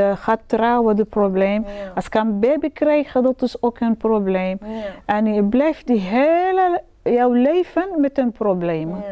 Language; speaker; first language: Dutch; non-native, learner; Arabic